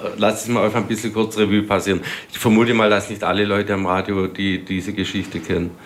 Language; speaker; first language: German; native; German